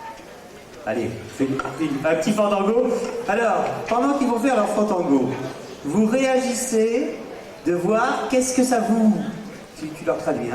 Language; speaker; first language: French; native; French